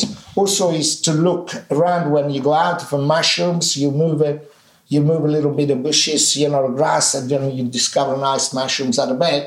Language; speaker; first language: English; non-native, fluent; Italian